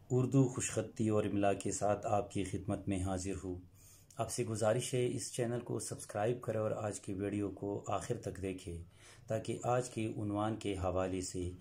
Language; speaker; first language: Urdu; non-native, local second language; Pashto